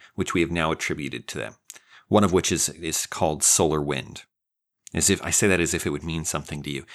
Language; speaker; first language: English; native; English